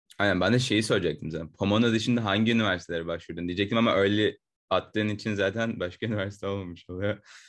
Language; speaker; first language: Turkish; native; Turkish